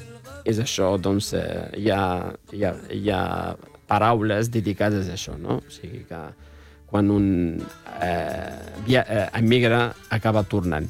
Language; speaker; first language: Catalan; non-native, fluent; Arabic